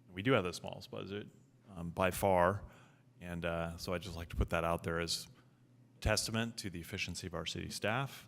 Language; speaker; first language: English; native; English